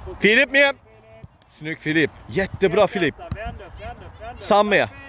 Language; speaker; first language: Swedish; non-native, fluent; Turkish